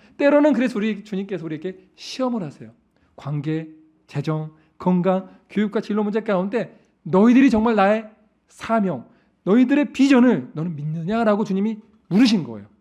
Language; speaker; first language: Korean; native; Korean